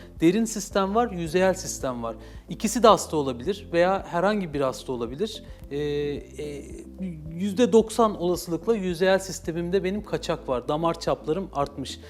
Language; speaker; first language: Turkish; native; Turkish